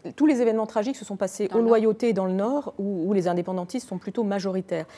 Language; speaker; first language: French; native; French